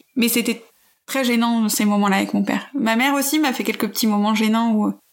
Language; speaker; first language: French; native; French